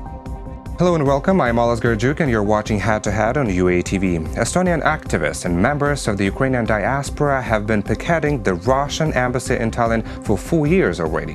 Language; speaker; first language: English; non-native, fluent; Ukrainian